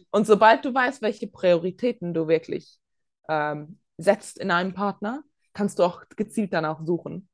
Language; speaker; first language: German; early bilingual, other home language; Latvian